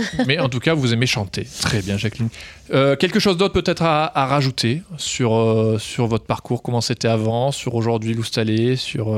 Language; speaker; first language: French; native; French